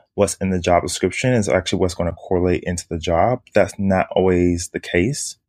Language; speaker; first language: English; native; English